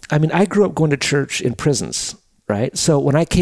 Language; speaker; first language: English; native; English